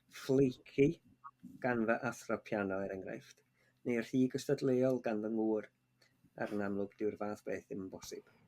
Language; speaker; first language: Welsh; native; Welsh